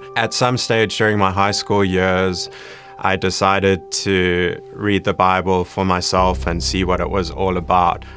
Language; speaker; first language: English; native; English